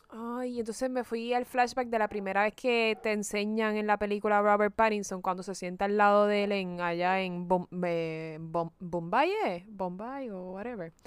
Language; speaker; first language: Spanish; native; Spanish